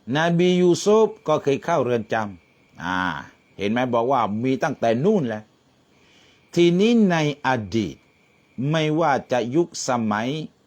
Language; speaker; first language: Thai; non-native, local second language; Malay